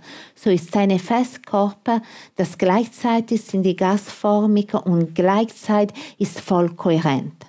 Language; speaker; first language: German; non-native, fluent; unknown